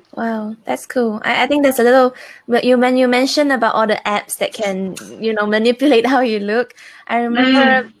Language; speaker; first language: English; native; English